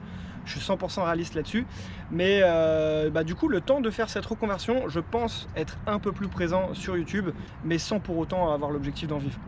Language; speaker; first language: French; native; French